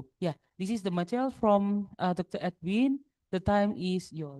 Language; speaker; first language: English; non-native, local second language; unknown